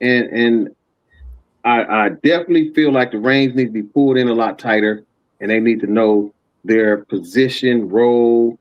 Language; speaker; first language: English; native; English